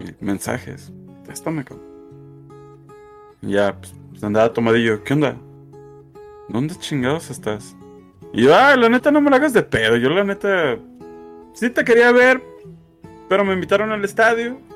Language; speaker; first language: Spanish; native; Spanish